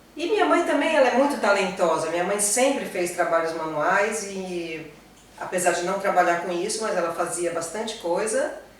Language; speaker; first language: Portuguese; native; Portuguese